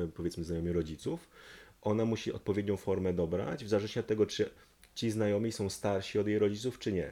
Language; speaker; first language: Polish; native; Polish